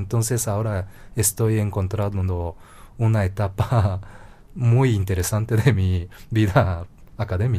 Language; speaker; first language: Spanish; non-native, fluent; Japanese